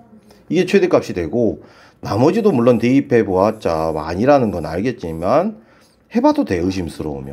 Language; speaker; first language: Korean; native; Korean